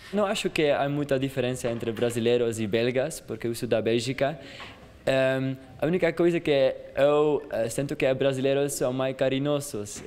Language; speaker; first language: Portuguese; non-native, learner; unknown